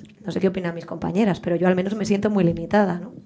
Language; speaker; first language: Spanish; native; Spanish